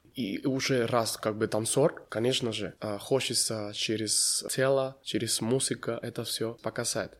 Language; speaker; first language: Russian; non-native, fluent; Spanish